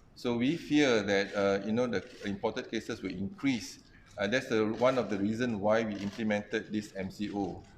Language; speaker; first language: English; non-native, local second language; Malay